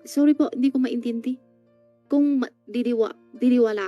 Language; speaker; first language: Filipino; non-native, learner; Chinese